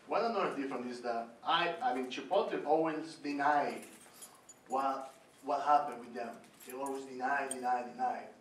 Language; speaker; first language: English; non-native, learner; Spanish